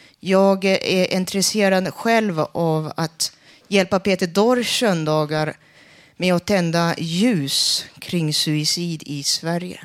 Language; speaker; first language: Swedish; non-native, fluent; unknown